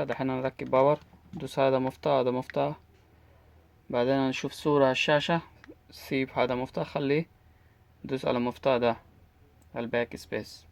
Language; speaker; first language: Arabic; non-native, learner; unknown